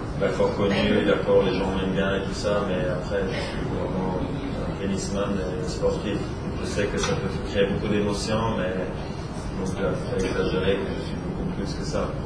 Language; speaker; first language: French; non-native, local second language; Swiss German